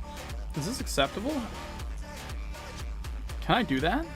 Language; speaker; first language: English; native; English